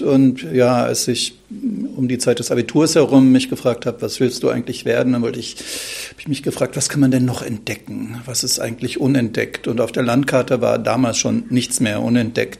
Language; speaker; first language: German; native; German